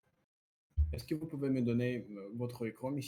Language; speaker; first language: French; non-native, learner; Russian